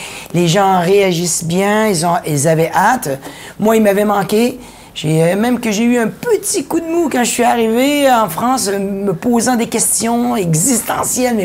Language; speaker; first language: French; native; French